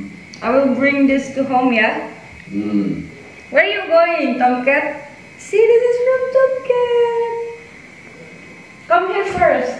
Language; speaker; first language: English; non-native, fluent; Indonesian